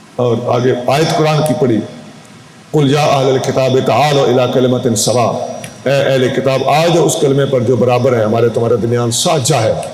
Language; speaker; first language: Urdu; non-native, local second language; Punjabi